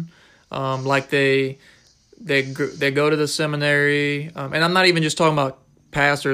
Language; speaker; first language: English; native; English